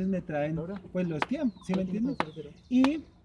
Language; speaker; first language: Spanish; native; Spanish